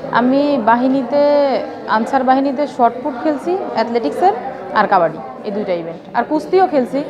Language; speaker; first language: Bangla; native; Bangla